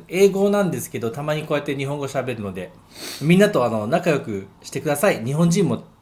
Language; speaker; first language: Japanese; non-native, fluent; English